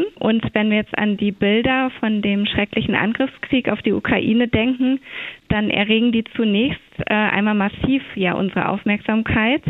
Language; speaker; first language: German; native; German